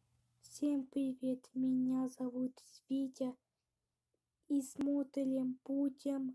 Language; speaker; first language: Russian; early bilingual, heritage; Russian